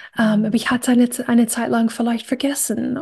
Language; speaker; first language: German; non-native, fluent; English